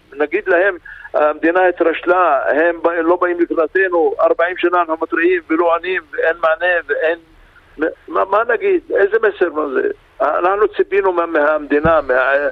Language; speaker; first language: Hebrew; non-native, local second language; Arabic